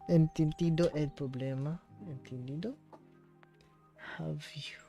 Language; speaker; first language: Spanish; non-native, learner; English